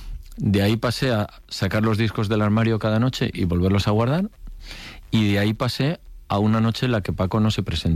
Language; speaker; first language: Spanish; native; Spanish